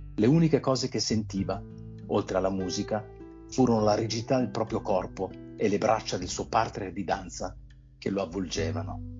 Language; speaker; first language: Italian; native; Italian